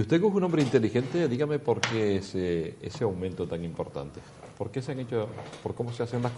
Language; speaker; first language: Spanish; native; Spanish